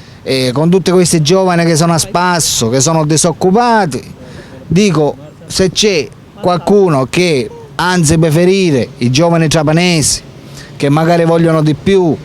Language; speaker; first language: Italian; native; Italian